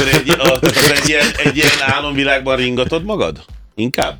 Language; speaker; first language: Hungarian; native; Hungarian